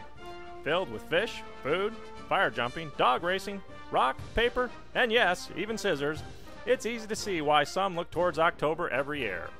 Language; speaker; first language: English; native; English